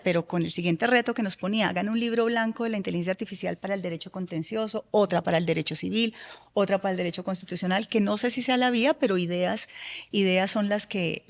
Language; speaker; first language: Spanish; native; Spanish